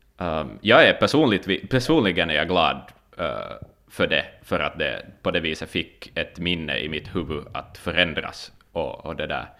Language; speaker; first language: Swedish; native; Swedish